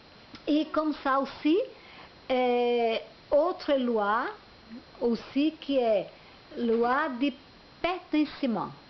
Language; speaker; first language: French; non-native, learner; Portuguese